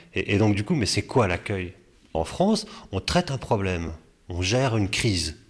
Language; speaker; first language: French; native; French